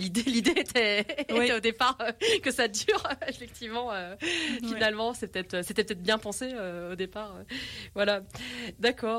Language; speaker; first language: French; native; French